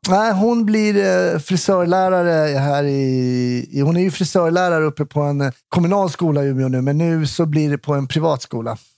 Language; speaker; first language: Swedish; native; Swedish